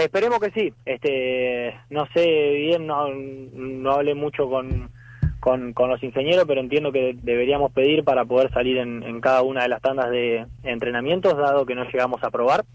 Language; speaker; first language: Spanish; native; Spanish